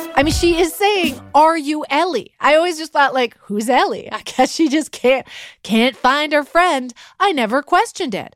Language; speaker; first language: English; native; English